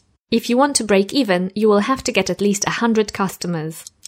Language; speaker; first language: English; non-native, fluent; Polish